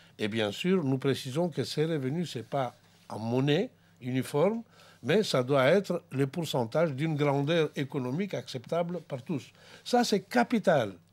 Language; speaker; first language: French; non-native, fluent; Greek